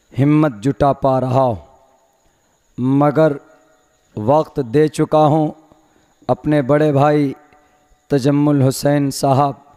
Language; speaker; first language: Hindi; native; Hindi